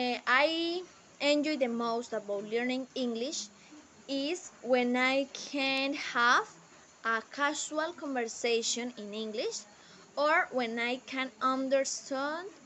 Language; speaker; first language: English; non-native, learner; Spanish